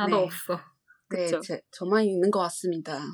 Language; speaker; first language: Korean; non-native, fluent; Chinese